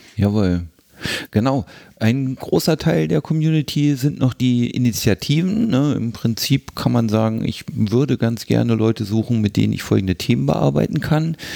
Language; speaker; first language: German; native; German